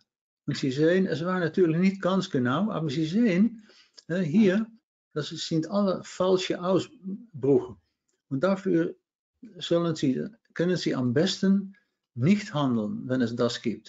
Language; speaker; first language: German; non-native, fluent; Dutch